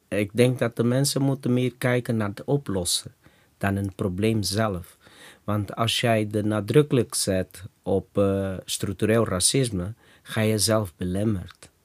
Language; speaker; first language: Dutch; non-native, fluent; Portuguese